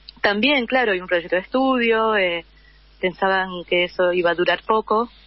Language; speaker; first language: Spanish; early bilingual, heritage; Spanish